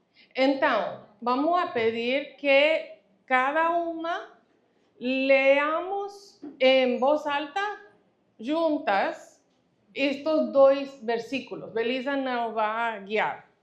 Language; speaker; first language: Portuguese; non-native, fluent; Spanish